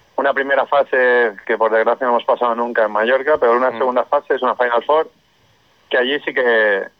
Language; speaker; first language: Spanish; non-native, local second language; Catalan